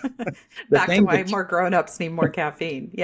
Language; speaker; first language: English; native; English